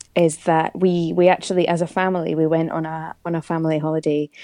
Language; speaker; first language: English; native; English